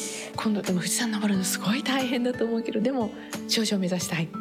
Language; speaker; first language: Japanese; native; Japanese